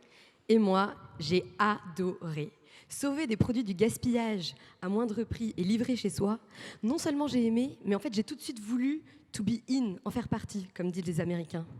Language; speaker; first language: French; native; French